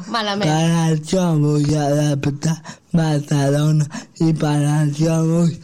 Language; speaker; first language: Catalan; non-native, local second language; Spanish